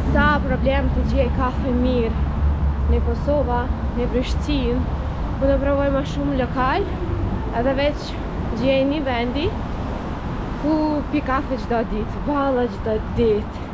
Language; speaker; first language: Albanian; non-native, learner; Russian